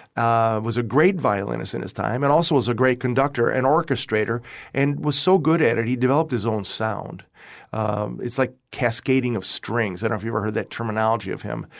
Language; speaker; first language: English; native; English